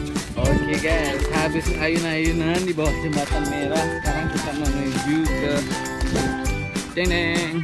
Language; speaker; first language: Indonesian; non-native, local second language; Minangkabau